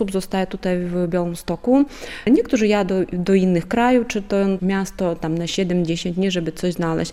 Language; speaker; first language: Polish; non-native, fluent; Ukrainian